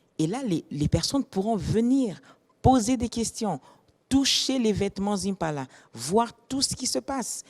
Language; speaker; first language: French; non-native, local second language; Lingala